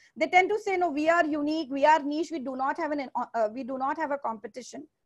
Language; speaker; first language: English; non-native, local second language; Hindi